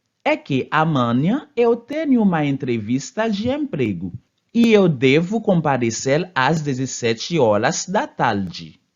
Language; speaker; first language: Portuguese; non-native, fluent; Haitian Creole